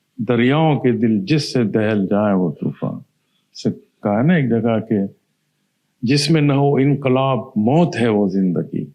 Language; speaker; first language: Urdu; non-native, local second language; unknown